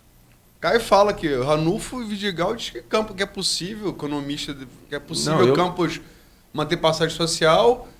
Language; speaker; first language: Portuguese; native; Portuguese